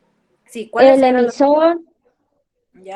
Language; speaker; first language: Spanish; native; Spanish